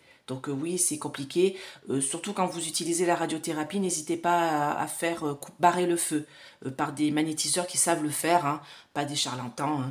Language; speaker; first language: French; native; French